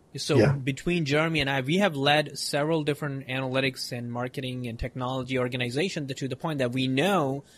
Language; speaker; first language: English; non-native, local second language; Hindi